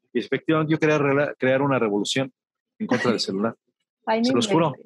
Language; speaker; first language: Spanish; native; Spanish